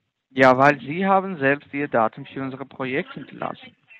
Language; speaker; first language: German; non-native, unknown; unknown